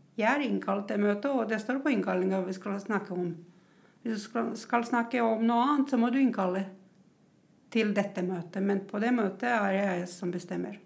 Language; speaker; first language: Norwegian; non-native, fluent; Croatian